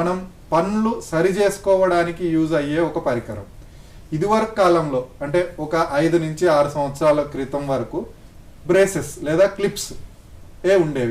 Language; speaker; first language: Telugu; native; Telugu